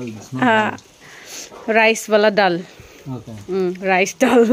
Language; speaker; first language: Hindi; non-native, local second language; Bodo